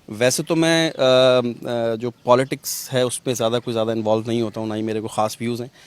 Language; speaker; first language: Urdu; non-native, local second language; Punjabi